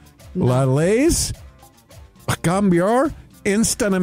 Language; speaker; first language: Spanish; non-native, learner; English